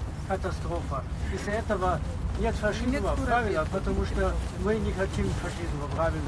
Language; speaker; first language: Russian; non-native, learner; German